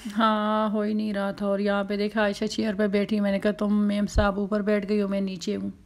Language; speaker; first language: Urdu; native; Urdu